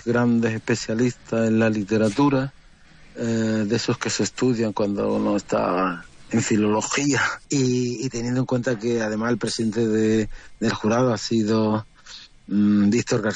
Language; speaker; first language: Spanish; native; Spanish